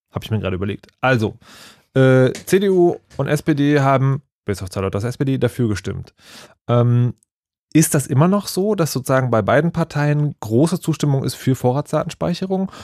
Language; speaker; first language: German; native; German